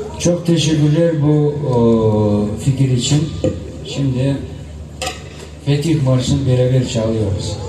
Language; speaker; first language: Turkish; non-native, learner; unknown